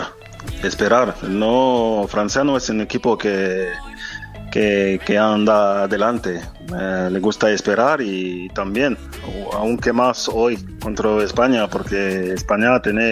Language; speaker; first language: Spanish; non-native, fluent; French